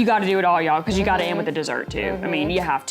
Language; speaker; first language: English; native; English